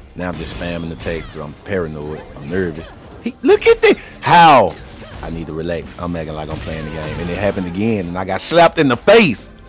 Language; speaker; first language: English; native; English